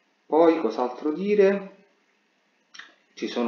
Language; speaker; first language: Italian; native; Italian